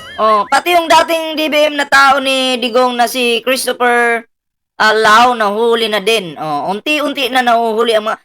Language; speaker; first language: Filipino; native; Filipino